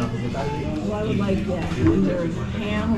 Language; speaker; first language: English; native; English